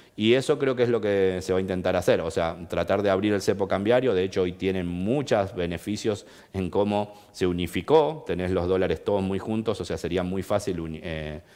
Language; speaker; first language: Spanish; native; Spanish